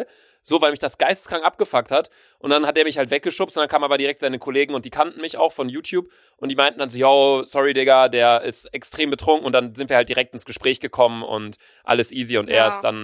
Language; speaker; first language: German; native; German